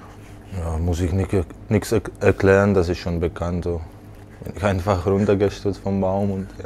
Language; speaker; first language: German; non-native, learner; Slovak